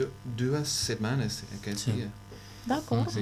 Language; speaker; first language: Catalan; non-native, learner; English